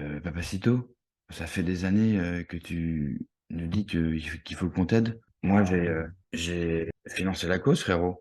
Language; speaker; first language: French; native; French